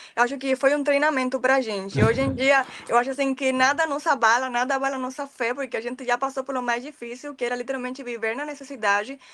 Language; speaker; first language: Portuguese; non-native, fluent; Spanish